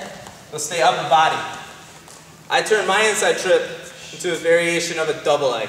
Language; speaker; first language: English; native; English